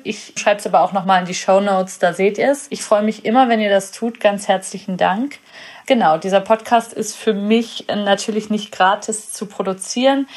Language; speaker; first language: German; native; German